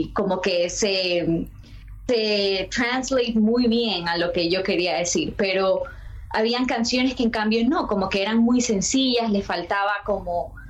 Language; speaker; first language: Spanish; early bilingual, heritage; Spanish